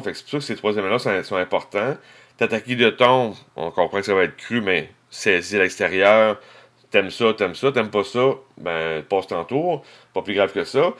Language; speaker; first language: French; native; French